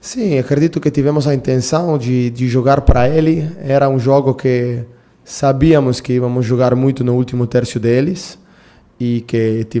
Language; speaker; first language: Portuguese; non-native, fluent; Italian